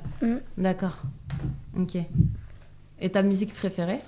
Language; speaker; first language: French; native; French